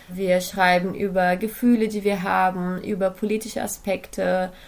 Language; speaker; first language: German; non-native, fluent; Portuguese